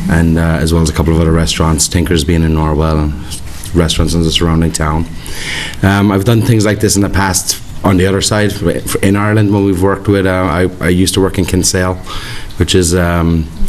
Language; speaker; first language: English; native; English